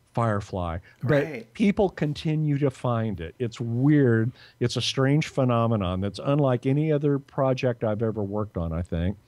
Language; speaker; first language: English; native; English